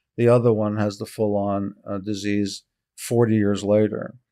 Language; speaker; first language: English; early bilingual, heritage; Hebrew